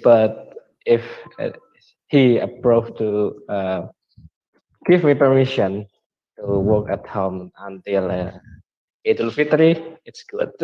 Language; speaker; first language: English; non-native, learner; Indonesian